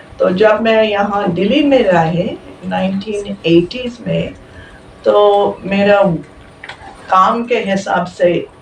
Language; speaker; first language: Hindi; non-native, fluent; English